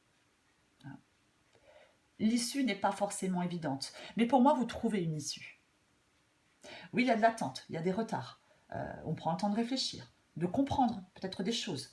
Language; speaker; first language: French; native; French